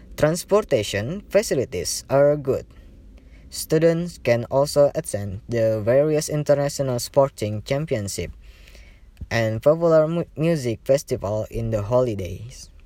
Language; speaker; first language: English; non-native, learner; Indonesian